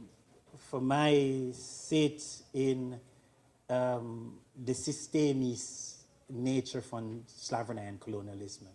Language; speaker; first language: Dutch; non-native, learner; English